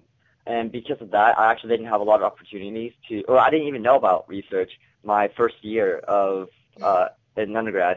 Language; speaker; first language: English; native; English